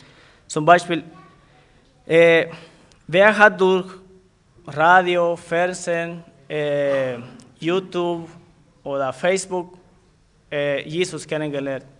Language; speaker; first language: German; non-native, fluent; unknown